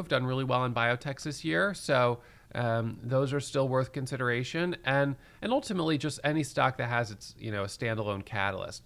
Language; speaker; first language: English; native; English